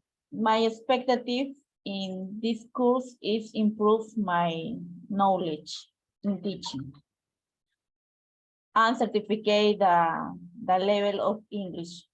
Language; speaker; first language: English; non-native, learner; Spanish